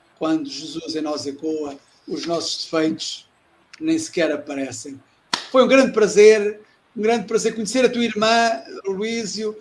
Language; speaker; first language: Portuguese; native; Portuguese